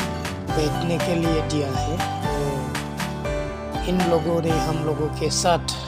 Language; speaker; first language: Hindi; non-native, local second language; Bodo